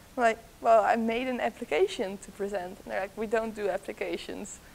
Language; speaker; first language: English; non-native, fluent; Dutch